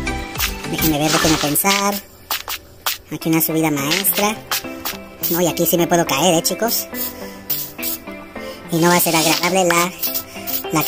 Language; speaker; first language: Spanish; native; Spanish